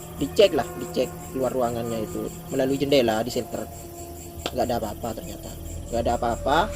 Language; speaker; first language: Indonesian; non-native, local second language; Madurese